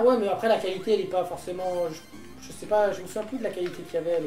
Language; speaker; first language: French; native; French